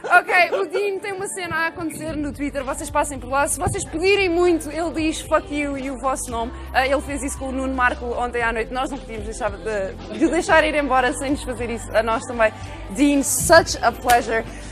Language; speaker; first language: Portuguese; native; Portuguese